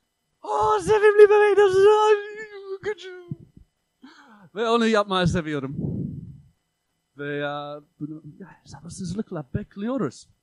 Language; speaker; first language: Turkish; non-native, fluent; English